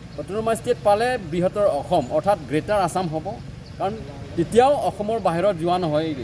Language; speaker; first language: Assamese; non-native, local second language; Karbi